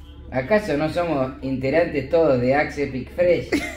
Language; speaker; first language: Spanish; native; Spanish